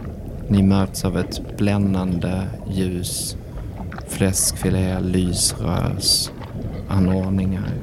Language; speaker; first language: Swedish; native; Swedish